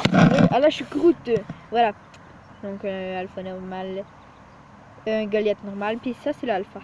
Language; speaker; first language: French; native; French